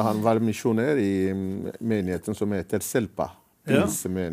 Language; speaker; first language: Norwegian; non-native, fluent; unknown